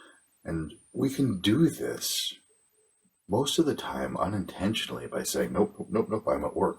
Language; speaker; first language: English; native; English